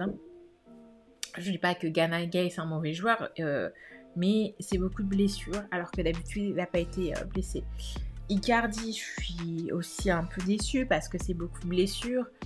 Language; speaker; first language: French; native; French